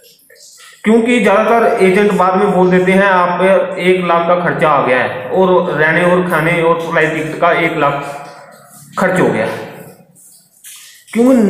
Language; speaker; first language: Hindi; native; Hindi